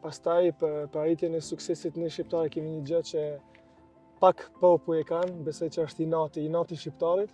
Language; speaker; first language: Albanian; early bilingual, heritage; Albanian